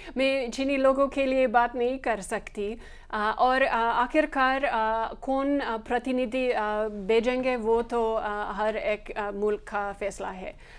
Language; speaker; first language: Hindi; non-native, fluent; English